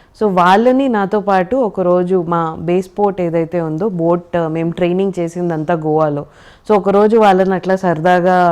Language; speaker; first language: Telugu; native; Telugu